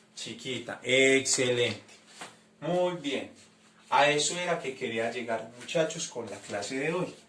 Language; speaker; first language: Spanish; native; Spanish